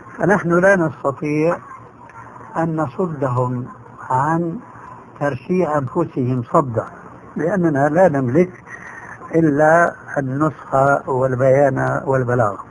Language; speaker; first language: Arabic; early bilingual, other home language; Albanian